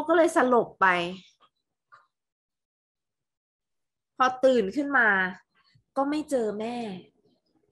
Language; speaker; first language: Thai; native; Thai